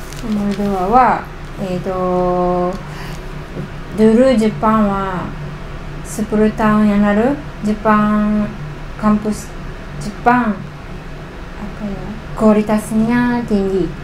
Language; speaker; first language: Indonesian; non-native, learner; Japanese